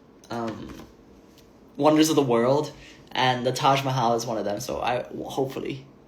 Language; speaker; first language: English; native; English